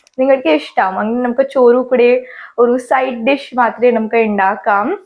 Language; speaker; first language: Malayalam; non-native, learner; Hindi